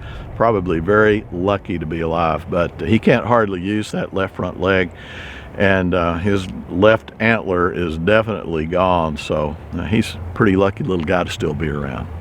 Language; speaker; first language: English; native; English